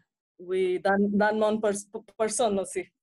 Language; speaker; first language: French; non-native, fluent; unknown